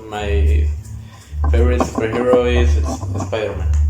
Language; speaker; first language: English; non-native, learner; Spanish